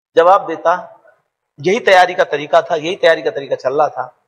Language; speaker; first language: Hindi; native; Hindi